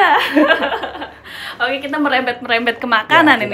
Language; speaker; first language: Indonesian; native; Indonesian